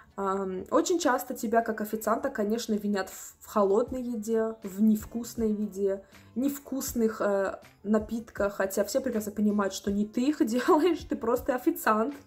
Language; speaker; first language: Russian; native; Russian